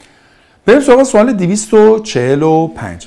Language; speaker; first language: Persian; native; Persian